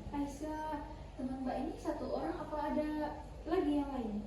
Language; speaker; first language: Indonesian; native; Indonesian